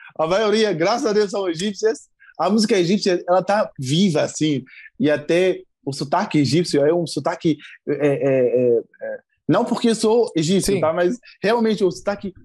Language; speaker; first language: Portuguese; non-native, fluent; Arabic